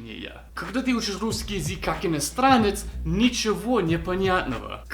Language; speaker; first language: Russian; non-native, learner; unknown